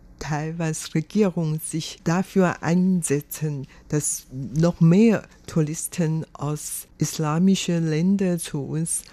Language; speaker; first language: German; non-native, fluent; Chinese